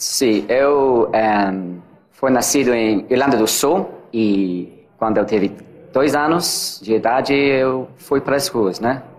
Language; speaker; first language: Portuguese; non-native, learner; English